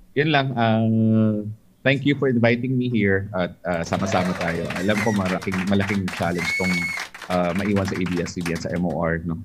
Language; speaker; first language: Filipino; non-native, local second language; Hiligaynon